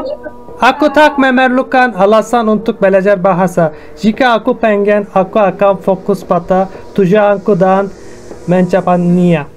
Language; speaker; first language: Indonesian; non-native, fluent; Turkish